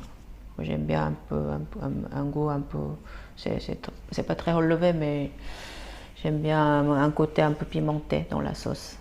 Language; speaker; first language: French; non-native, fluent; Korean